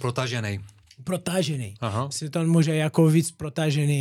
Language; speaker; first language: Czech; non-native, learner; Portuguese